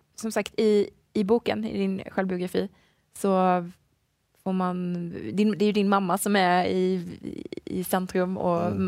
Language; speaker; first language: Swedish; native; Swedish